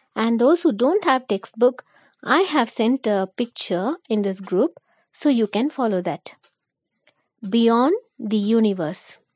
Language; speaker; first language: English; non-native, local second language; Tamil